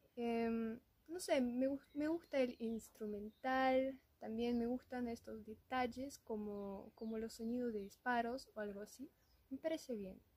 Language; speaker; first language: Spanish; non-native, fluent; Russian